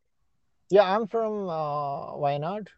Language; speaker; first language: English; non-native, learner; Malayalam